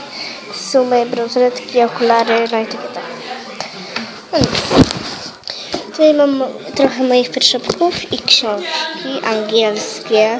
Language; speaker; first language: Polish; early bilingual, heritage; Polish